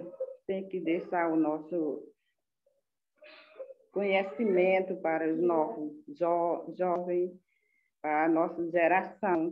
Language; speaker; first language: Portuguese; non-native, local second language; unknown